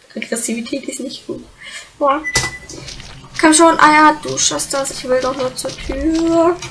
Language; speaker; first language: German; native; German